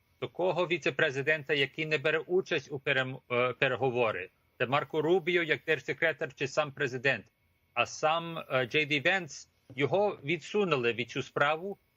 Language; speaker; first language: Ukrainian; early bilingual, heritage; Ukrainian